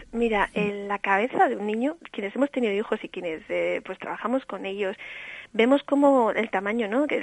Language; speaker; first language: Spanish; early bilingual, heritage; Spanish